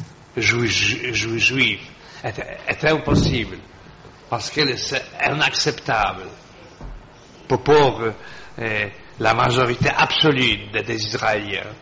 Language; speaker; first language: French; non-native, fluent; Polish